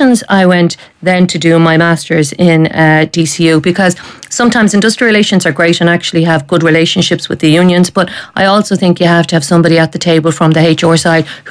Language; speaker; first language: English; native; English